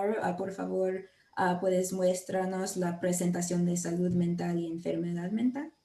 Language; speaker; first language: Spanish; non-native, learner; English